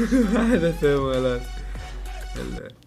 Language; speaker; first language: Arabic; native; Arabic